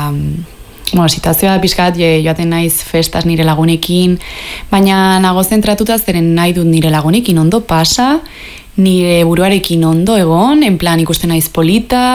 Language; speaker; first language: Basque; non-native, local second language; Spanish